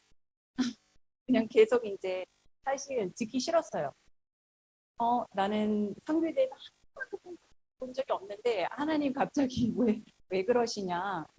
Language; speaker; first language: Korean; early bilingual, heritage; Korean